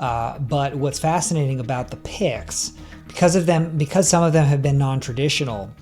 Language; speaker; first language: English; native; English